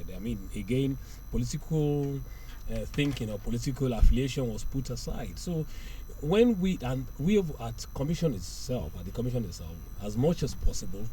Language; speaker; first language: English; non-native, local second language; Yoruba